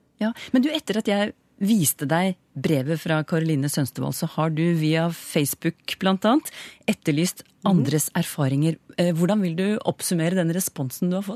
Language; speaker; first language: Norwegian; native; Norwegian